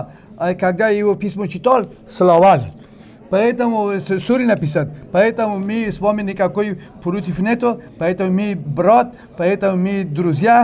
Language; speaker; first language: Russian; non-native, learner; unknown